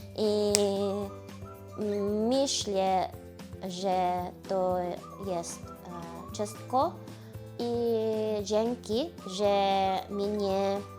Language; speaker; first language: Polish; non-native, learner; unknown